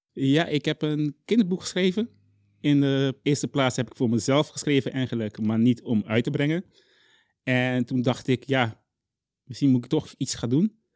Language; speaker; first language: Dutch; non-native, local second language; Papiamento